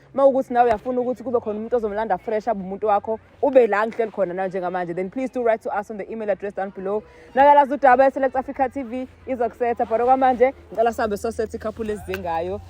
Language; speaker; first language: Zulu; native; Zulu